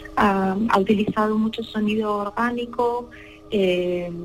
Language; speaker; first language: Spanish; native; Spanish